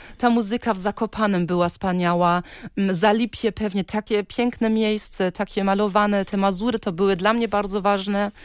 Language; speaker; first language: Polish; early bilingual, heritage; Polish